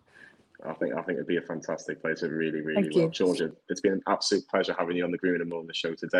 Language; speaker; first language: English; native; English